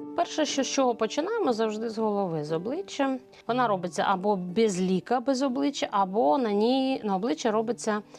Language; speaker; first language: Ukrainian; native; Ukrainian